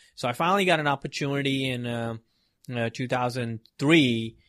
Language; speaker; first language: English; non-native, local second language; Hindi